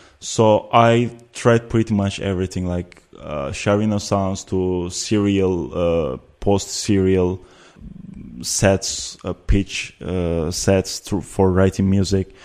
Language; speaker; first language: English; non-native, fluent; Turkish